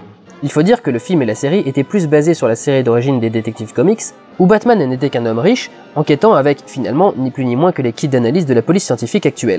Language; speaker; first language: French; native; French